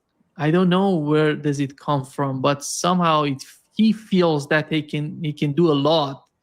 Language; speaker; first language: English; non-native, fluent; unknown